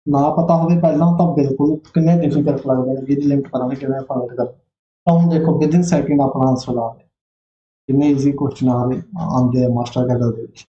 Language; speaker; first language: Hindi; non-native, local second language; Punjabi